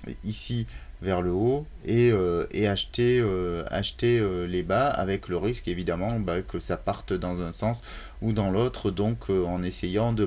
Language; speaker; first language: French; native; French